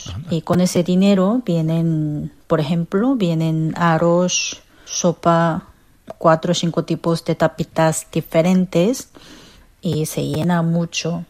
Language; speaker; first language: Spanish; non-native, fluent; Korean